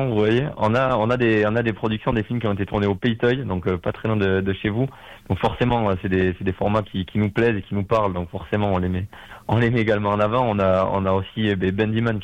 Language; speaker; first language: French; native; French